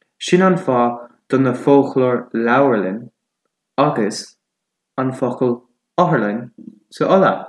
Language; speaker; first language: Irish; non-native, local second language; English